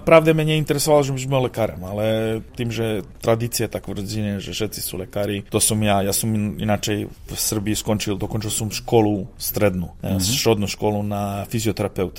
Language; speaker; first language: Polish; non-native, fluent; Serbian